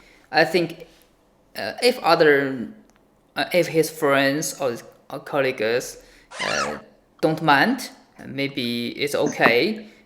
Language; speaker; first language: English; non-native, learner; Chinese